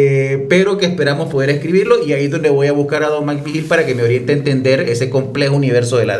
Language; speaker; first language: Spanish; native; Spanish